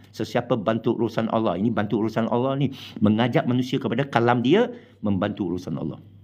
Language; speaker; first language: Malay; non-native, local second language; Chinese